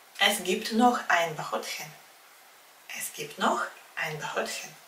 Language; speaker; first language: German; non-native, fluent; Czech